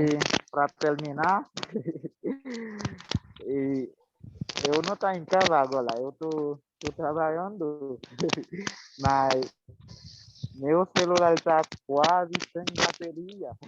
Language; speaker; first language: Portuguese; non-native, learner; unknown